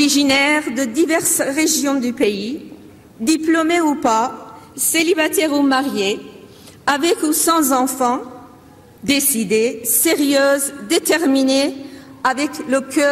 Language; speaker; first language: French; non-native, fluent; Persian